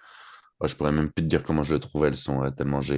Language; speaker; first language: French; native; French